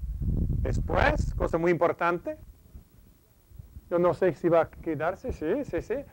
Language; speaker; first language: Spanish; non-native, fluent; English